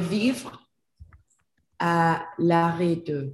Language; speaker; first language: French; non-native, learner; Spanish